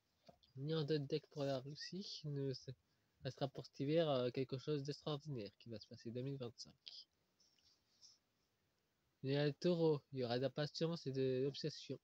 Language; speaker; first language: French; native; French